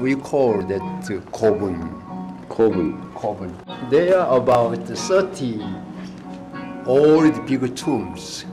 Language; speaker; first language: English; non-native, learner; Korean